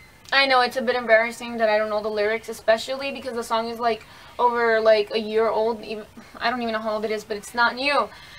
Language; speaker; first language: English; early bilingual, other home language; Spanish